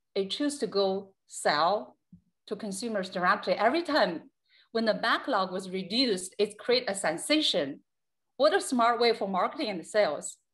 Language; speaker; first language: English; non-native, fluent; Chinese